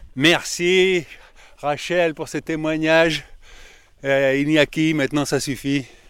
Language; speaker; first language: French; native; French